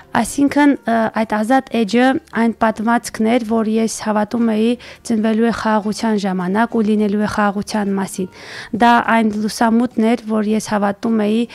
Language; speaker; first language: Armenian; native; Armenian